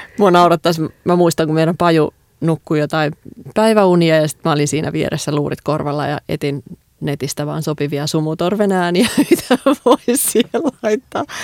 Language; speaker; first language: Finnish; native; Finnish